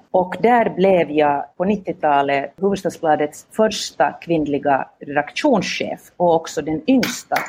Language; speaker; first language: Swedish; native; Swedish